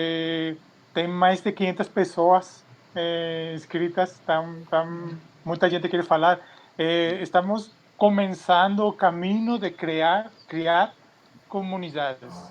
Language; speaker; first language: Portuguese; non-native, fluent; Spanish